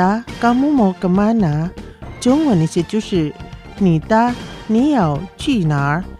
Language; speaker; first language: Chinese; non-native, fluent; Indonesian